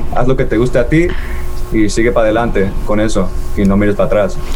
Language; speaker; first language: Spanish; early bilingual, heritage; Spanish